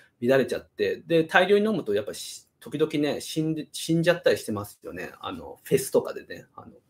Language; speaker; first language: Japanese; native; Japanese